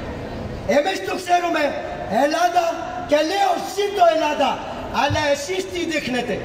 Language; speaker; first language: Greek; non-native, fluent; Urdu